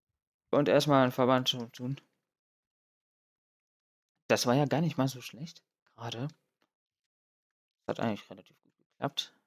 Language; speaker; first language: German; native; German